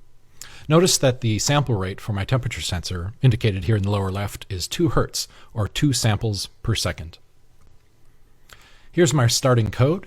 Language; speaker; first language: English; native; English